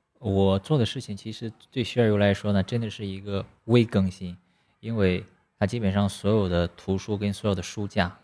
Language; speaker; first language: Chinese; native; Chinese